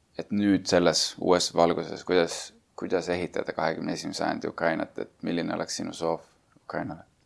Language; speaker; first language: Estonian; native; Estonian